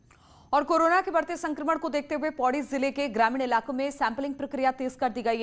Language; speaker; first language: Hindi; native; Hindi